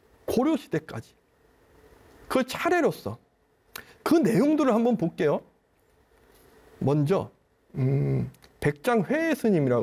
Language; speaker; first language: Korean; native; Korean